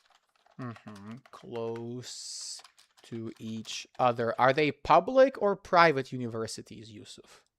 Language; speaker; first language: English; non-native, fluent; Serbian